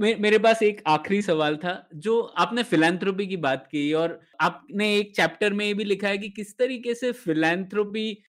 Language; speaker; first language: Hindi; native; Hindi